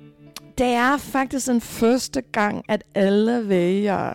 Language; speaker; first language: Danish; non-native, fluent; English